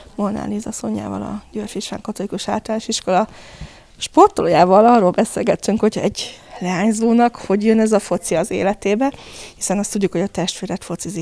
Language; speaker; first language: Hungarian; native; Hungarian